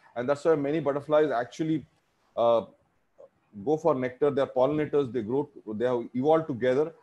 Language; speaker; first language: English; non-native, local second language; Marathi